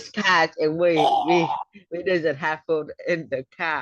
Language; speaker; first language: English; non-native, learner; Vietnamese